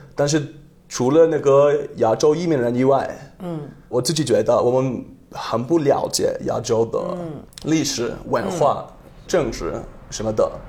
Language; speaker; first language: Chinese; non-native, fluent; English